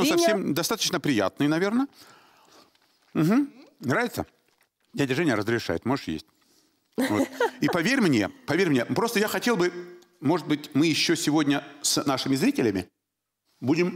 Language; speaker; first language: Russian; native; Russian